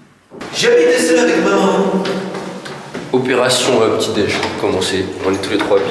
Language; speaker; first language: French; native; French